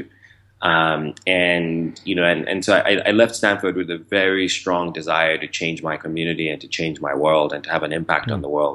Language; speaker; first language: English; non-native, local second language; Yoruba